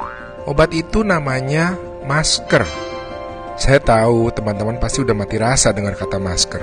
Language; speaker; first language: Indonesian; native; Indonesian